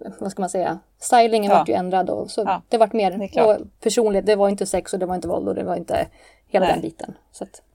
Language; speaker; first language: Swedish; native; Swedish